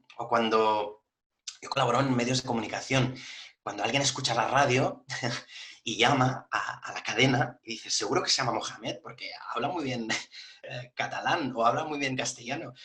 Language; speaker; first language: Spanish; early bilingual, other home language; Arabic